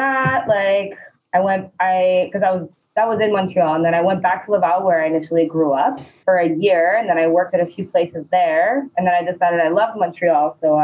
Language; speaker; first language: English; native; English